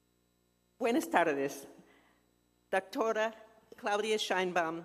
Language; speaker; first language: Spanish; non-native, fluent; English